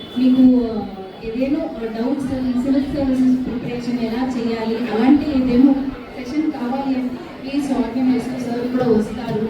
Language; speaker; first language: Telugu; non-native, fluent; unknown